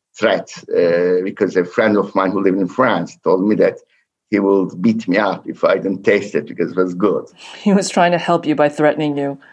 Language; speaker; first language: English; non-native, fluent; Turkish